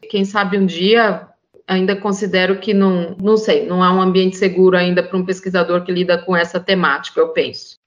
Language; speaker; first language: Portuguese; native; Portuguese